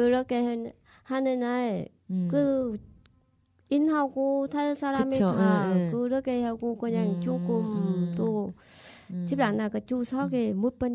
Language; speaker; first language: Korean; non-native, learner; Vietnamese